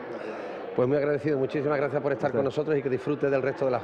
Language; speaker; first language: Spanish; native; Spanish